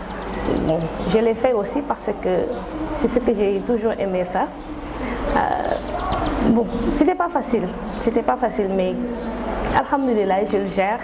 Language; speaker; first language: French; non-native, local second language; Wolof